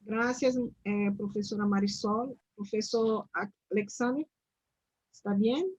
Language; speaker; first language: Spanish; non-native, learner; Portuguese